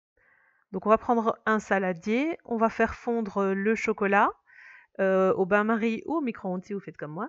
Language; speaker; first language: French; native; French